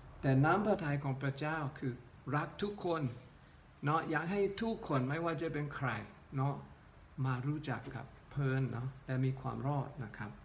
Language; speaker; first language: Thai; non-native, local second language; Northeastern Thai